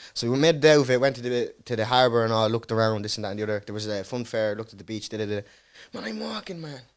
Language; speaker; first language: English; early bilingual, other home language; Dutch